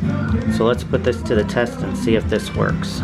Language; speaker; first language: English; native; English